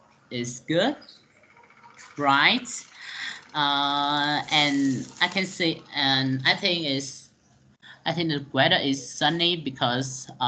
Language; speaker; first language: English; non-native, learner; Vietnamese